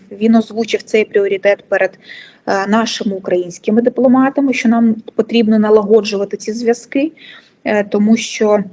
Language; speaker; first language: Ukrainian; non-native, local second language; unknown